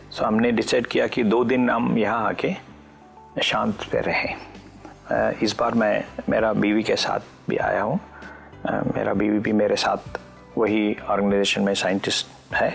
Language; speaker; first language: Hindi; non-native, local second language; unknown